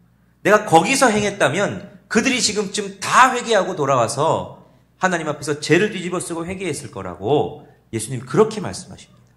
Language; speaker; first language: Korean; native; Korean